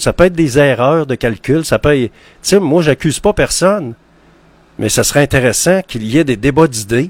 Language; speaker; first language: French; native; French